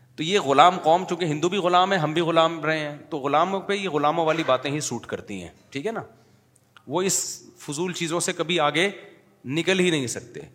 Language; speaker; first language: Urdu; native; Urdu